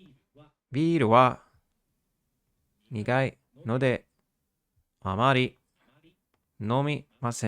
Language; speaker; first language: Japanese; non-native, learner; English